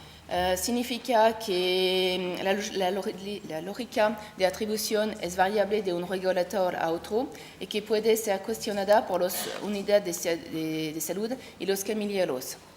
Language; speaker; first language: Spanish; non-native, learner; French